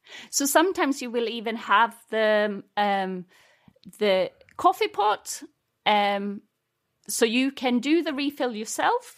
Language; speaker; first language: English; non-native, fluent; Swedish